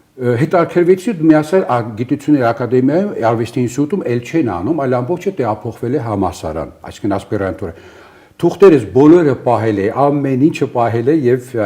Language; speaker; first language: Armenian; early bilingual, other home language; Italian